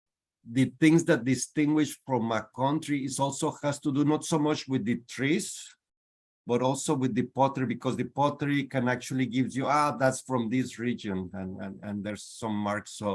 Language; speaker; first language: English; non-native, fluent; Spanish